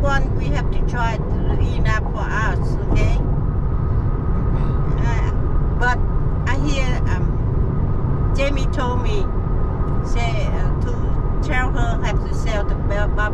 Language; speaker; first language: English; non-native, learner; Vietnamese